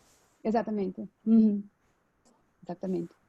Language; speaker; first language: Spanish; non-native, fluent; Portuguese